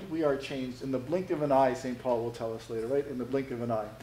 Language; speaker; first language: English; native; English